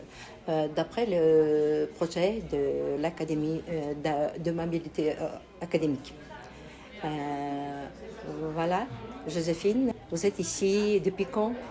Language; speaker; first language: French; non-native, fluent; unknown